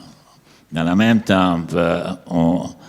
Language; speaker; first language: French; non-native, learner; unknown